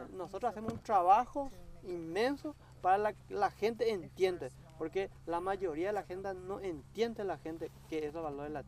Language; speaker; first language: Spanish; non-native, local second language; Guarani